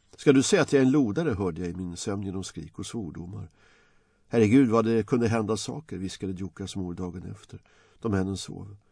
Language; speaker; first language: Swedish; non-native, fluent; Bosnian